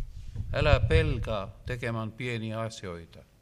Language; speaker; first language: Finnish; non-native, learner; Russian